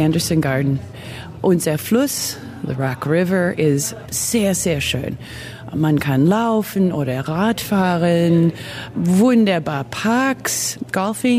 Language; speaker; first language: German; early bilingual, heritage; English